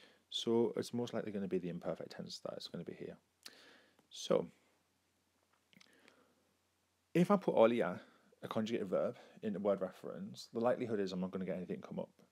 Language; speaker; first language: English; native; English